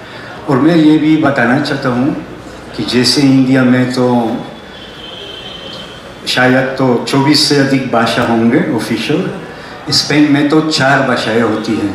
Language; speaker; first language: Hindi; non-native, fluent; Spanish